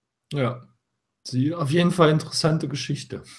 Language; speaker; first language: German; native; German